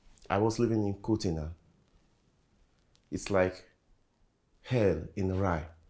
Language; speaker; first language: English; non-native, local second language; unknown